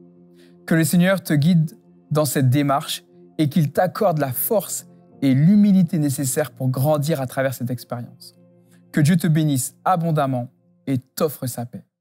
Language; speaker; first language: French; native; French